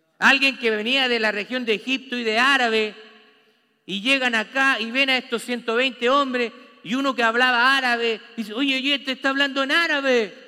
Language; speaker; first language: Spanish; native; Spanish